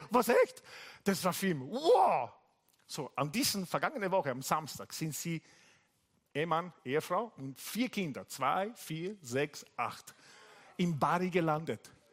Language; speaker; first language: German; non-native, fluent; Italian